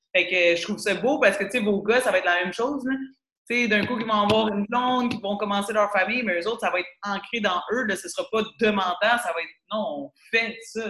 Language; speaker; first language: French; native; French